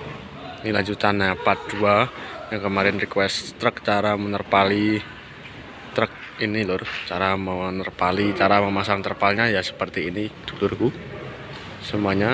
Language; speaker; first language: Indonesian; non-native, local second language; Javanese